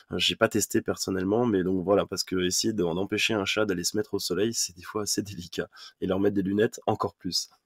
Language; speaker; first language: French; native; French